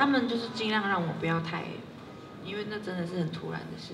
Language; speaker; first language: Chinese; native; Chinese